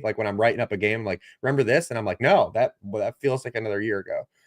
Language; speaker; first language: English; native; English